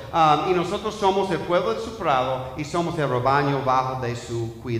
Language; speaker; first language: Spanish; non-native, fluent; English